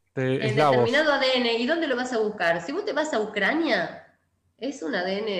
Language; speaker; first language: Spanish; native; Spanish